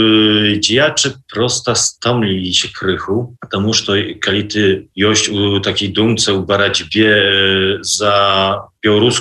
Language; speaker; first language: Belarusian; non-native, local second language; Polish